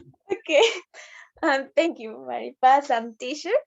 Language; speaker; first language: English; non-native, learner; Spanish